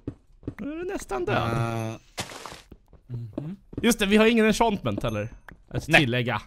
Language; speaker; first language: Swedish; native; Swedish